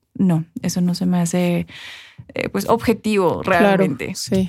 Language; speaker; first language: Spanish; early bilingual, heritage; Spanish